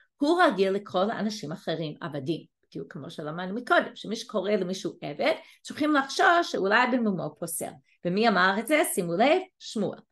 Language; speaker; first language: Hebrew; non-native, fluent; English